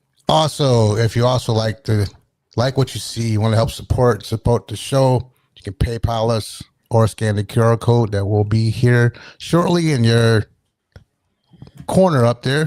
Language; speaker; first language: English; native; English